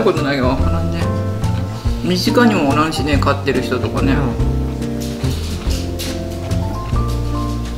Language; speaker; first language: Japanese; native; Japanese